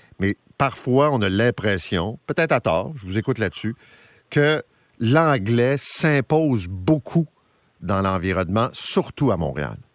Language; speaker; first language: French; native; French